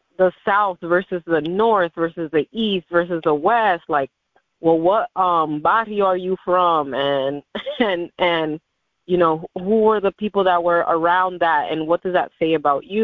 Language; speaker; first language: English; native; English